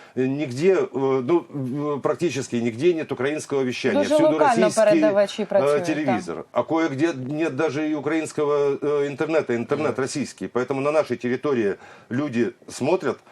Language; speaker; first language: Russian; native; Russian